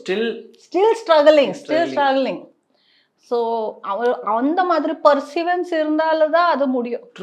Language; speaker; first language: Tamil; non-native, learner; Malayalam